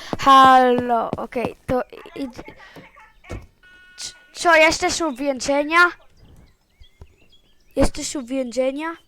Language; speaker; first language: Polish; early bilingual, heritage; Polish